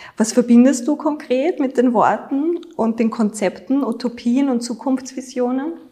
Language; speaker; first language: German; native; German